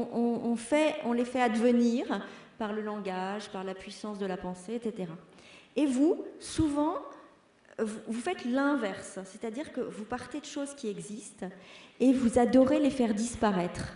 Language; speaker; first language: French; native; French